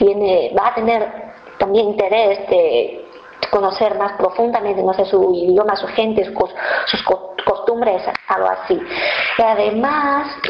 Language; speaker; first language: Spanish; non-native, fluent; Chinese